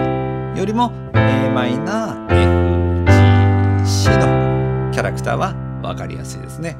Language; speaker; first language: Japanese; native; Japanese